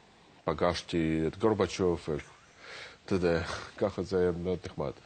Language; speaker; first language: Hebrew; non-native, fluent; Russian